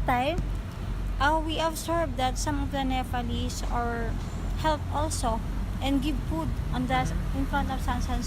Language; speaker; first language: English; non-native, learner; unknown